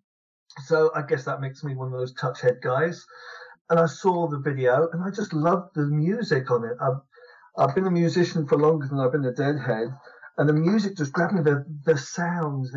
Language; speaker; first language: English; native; English